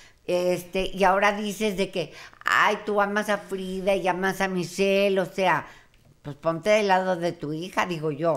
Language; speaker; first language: Spanish; native; Spanish